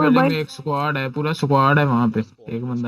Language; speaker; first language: Hindi; native; Hindi